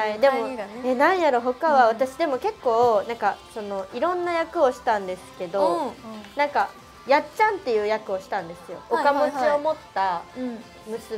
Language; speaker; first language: Japanese; native; Japanese